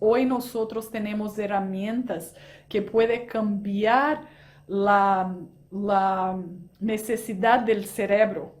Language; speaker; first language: Spanish; non-native, fluent; Portuguese